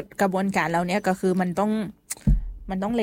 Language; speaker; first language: Thai; non-native, local second language; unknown